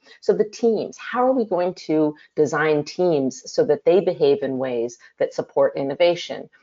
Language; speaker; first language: English; native; English